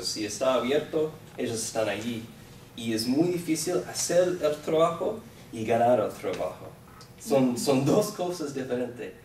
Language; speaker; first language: Spanish; non-native, fluent; English